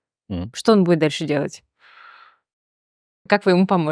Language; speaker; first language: Russian; native; Russian